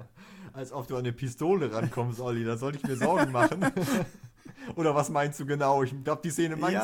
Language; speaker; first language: German; native; German